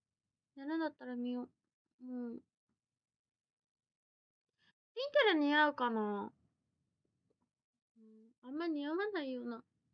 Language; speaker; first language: Japanese; native; Japanese